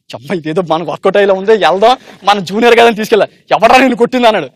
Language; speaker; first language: Telugu; native; Telugu